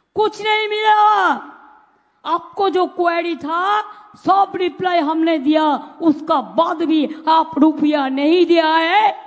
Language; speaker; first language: Hindi; non-native, local second language; Bangla